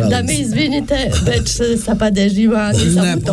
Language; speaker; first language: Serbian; non-native, learner; French